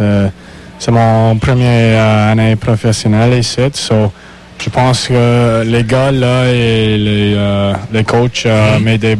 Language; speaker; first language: French; non-native, learner; English